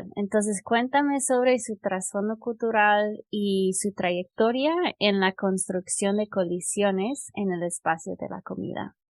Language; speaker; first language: Spanish; non-native, fluent; English